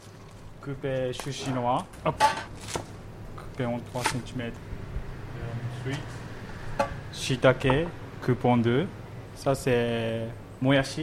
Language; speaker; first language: French; non-native, fluent; Japanese